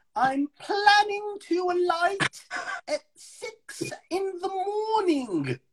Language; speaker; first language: English; native; English